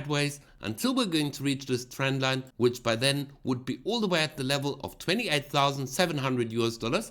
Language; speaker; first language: English; non-native, fluent; German